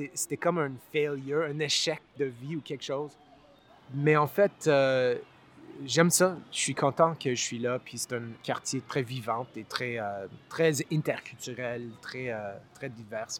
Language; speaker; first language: French; non-native, local second language; English